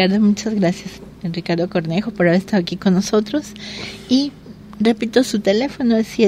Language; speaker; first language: Spanish; native; Spanish